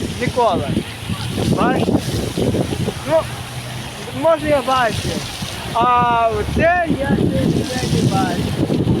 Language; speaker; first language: Ukrainian; native; Ukrainian